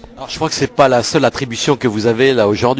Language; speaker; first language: French; native; French